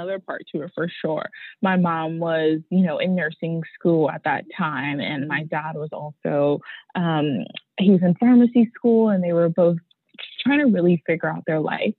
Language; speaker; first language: English; native; English